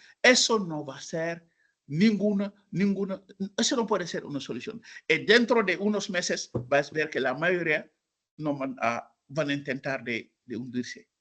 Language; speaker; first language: Spanish; non-native, fluent; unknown